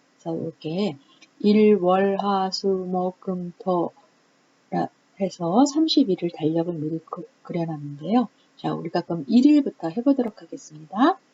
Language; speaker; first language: Korean; native; Korean